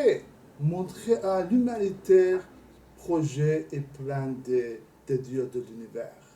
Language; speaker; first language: French; non-native, learner; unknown